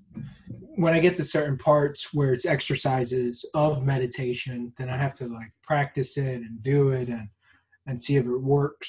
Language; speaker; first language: English; native; English